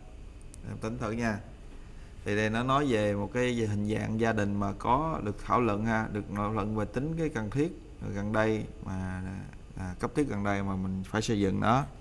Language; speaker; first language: Vietnamese; native; Vietnamese